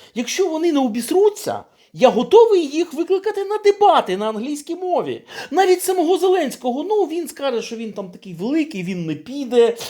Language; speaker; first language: Ukrainian; non-native, local second language; Russian